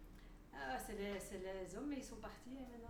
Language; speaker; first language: French; native; French